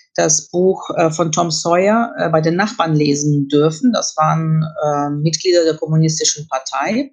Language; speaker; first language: German; early bilingual, other home language; Russian